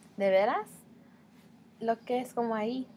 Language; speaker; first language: Spanish; non-native, learner; English